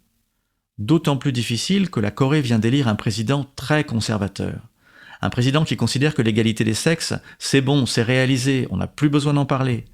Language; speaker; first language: French; native; French